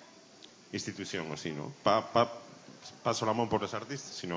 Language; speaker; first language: French; non-native, learner; Spanish